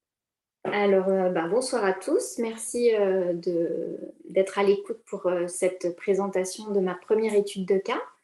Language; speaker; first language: French; native; French